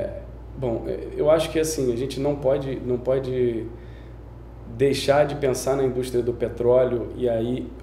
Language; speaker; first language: Portuguese; native; Portuguese